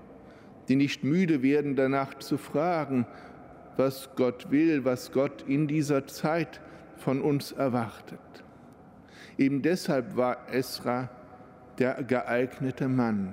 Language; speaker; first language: German; native; German